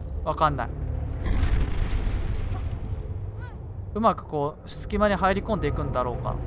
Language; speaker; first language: Japanese; native; Japanese